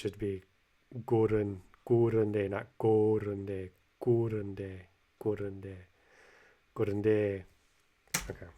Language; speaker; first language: Korean; non-native, learner; English